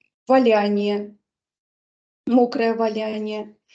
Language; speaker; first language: Russian; native; Russian